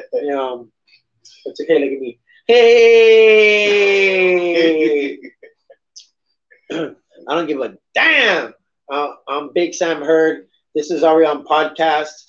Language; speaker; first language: English; native; English